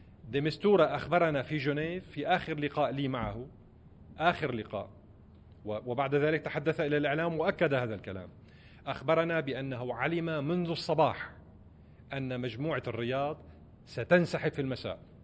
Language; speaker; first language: Arabic; native; Arabic